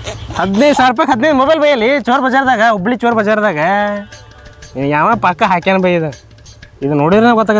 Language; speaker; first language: Kannada; native; Kannada